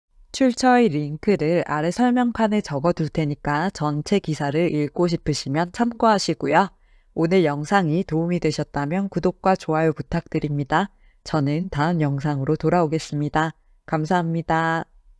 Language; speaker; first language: Korean; native; Korean